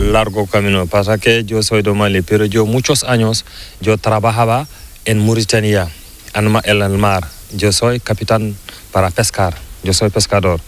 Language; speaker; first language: Spanish; non-native, learner; Fula